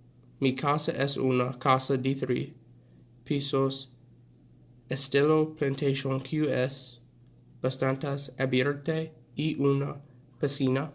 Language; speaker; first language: Spanish; non-native, learner; English